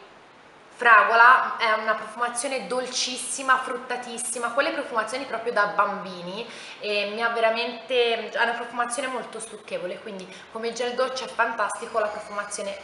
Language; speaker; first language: Italian; native; Italian